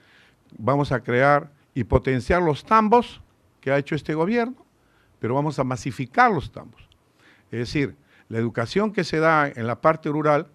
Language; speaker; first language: Spanish; native; Spanish